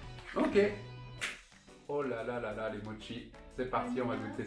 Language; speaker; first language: French; native; French